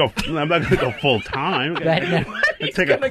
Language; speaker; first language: English; native; English